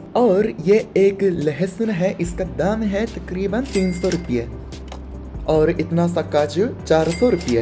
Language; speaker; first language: Hindi; non-native, fluent; Japanese